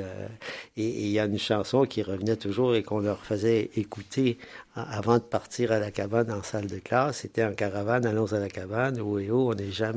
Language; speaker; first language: French; native; French